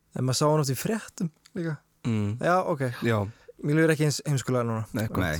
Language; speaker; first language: Icelandic; early bilingual, heritage; Icelandic